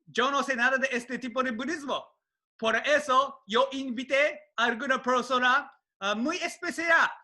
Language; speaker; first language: Spanish; non-native, fluent; Japanese